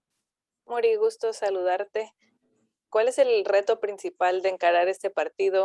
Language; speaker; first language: Spanish; native; Spanish